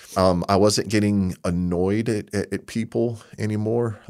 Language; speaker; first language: English; native; English